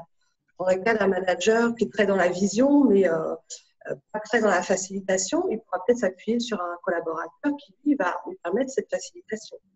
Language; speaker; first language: French; native; French